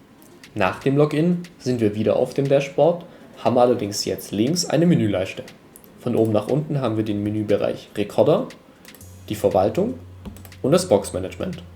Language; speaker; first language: German; native; German